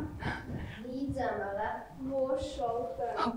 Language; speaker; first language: Chinese; non-native, learner; Hungarian